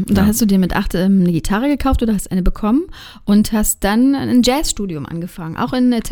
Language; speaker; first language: German; native; German